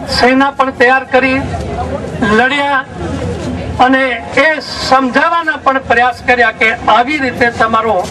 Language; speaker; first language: Gujarati; non-native, local second language; Sindhi